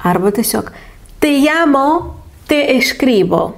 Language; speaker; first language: Spanish; non-native, fluent; Lithuanian